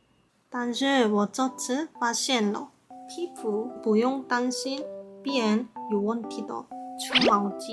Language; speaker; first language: Chinese; non-native, learner; Korean